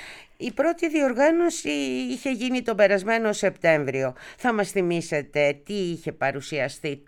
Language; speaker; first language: Greek; native; Greek